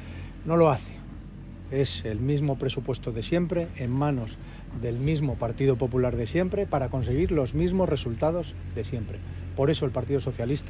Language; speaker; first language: Spanish; native; Spanish